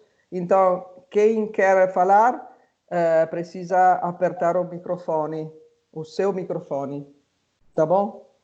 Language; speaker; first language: Portuguese; non-native, fluent; Italian